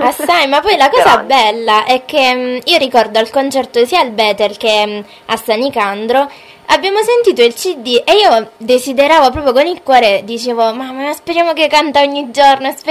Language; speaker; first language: Italian; native; Italian